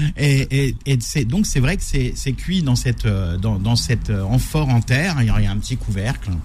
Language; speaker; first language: French; native; French